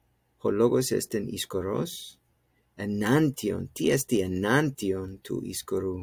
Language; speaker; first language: Greek; non-native, fluent; English